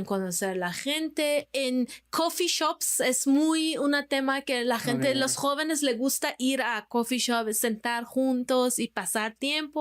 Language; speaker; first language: Spanish; non-native, fluent; Persian